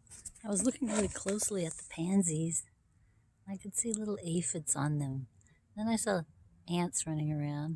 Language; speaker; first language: English; native; English